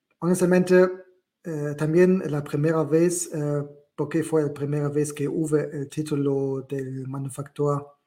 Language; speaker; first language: Spanish; non-native, learner; German